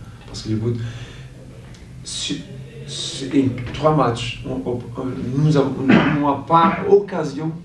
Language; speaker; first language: French; non-native, fluent; Portuguese